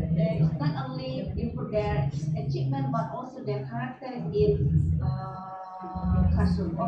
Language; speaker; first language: English; non-native, learner; Indonesian